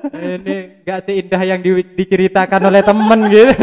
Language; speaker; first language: Indonesian; non-native, local second language; Madurese